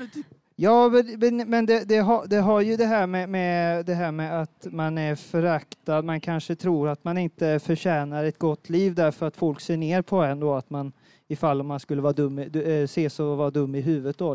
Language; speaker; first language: Swedish; native; Swedish